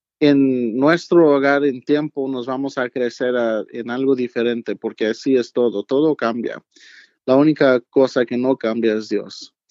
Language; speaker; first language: Spanish; early bilingual, heritage; English